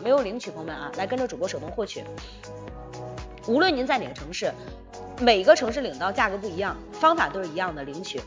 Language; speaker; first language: Chinese; native; Chinese